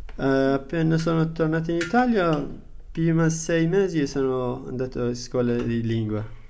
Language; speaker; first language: Italian; non-native, learner; Persian